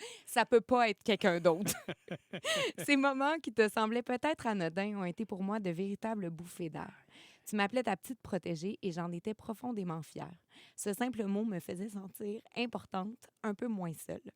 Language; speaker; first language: French; native; French